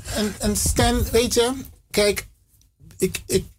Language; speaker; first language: Dutch; non-native, local second language; Sranan Tongo